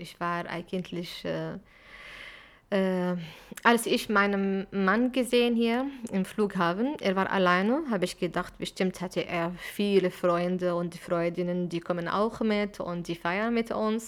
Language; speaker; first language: German; non-native, fluent; Arabic